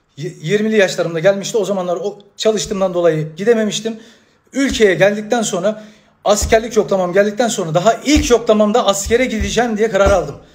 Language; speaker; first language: Turkish; native; Turkish